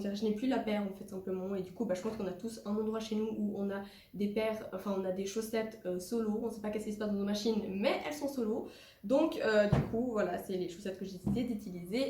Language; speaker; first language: French; native; French